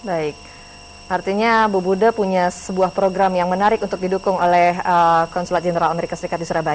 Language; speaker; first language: Indonesian; native; Indonesian